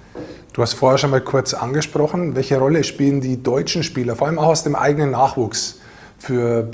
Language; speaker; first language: German; native; German